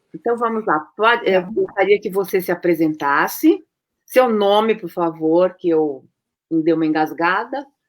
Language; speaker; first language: Portuguese; native; Portuguese